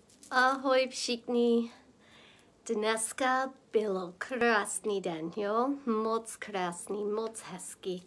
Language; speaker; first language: Czech; non-native, learner; English